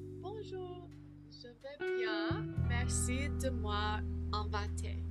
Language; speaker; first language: French; non-native, learner; English